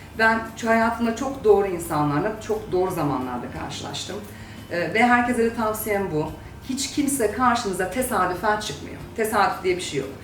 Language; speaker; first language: Turkish; early bilingual, heritage; Turkish